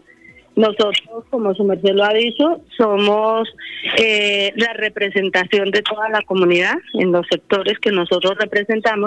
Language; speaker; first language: Spanish; native; Spanish